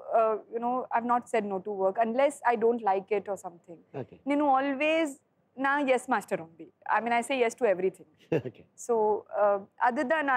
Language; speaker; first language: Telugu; non-native, learner; Sindhi